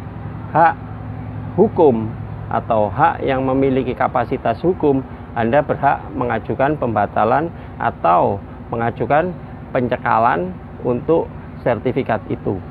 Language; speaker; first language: Indonesian; native; Indonesian